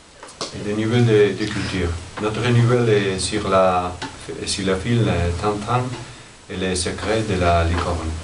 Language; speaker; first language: French; non-native, learner; Spanish